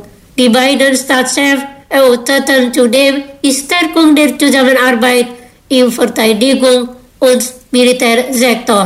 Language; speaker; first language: German; non-native, fluent; Indonesian